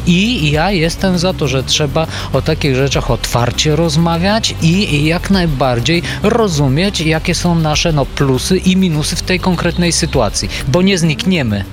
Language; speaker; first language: Polish; non-native, fluent; Bulgarian